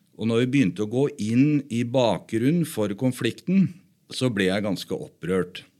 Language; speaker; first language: Norwegian; native; Norwegian